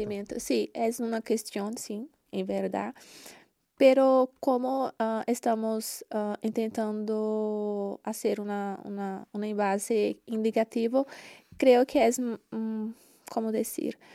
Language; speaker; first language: Spanish; non-native, learner; Portuguese